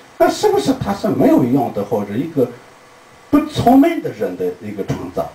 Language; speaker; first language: Chinese; non-native, local second language; Tibetan